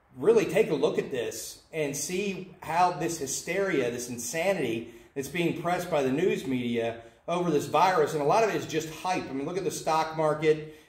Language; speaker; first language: English; native; English